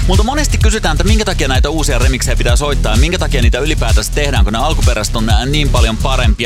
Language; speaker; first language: Finnish; native; Finnish